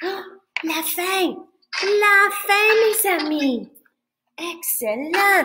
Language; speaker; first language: French; non-native, fluent; English